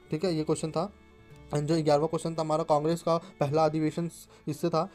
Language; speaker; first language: Hindi; native; Hindi